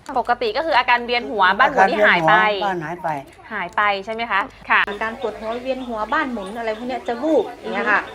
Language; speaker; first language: Thai; native; Thai